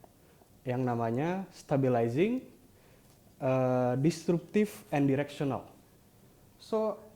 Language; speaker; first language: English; non-native, local second language; Indonesian